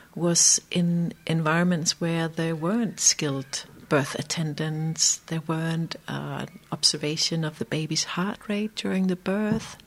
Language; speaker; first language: English; non-native, fluent; Danish